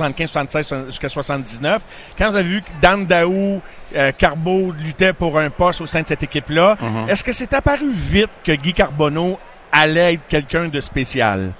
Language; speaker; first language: French; native; French